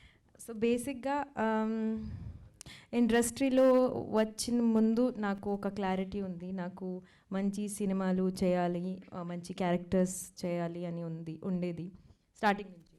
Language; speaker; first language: Telugu; non-native, local second language; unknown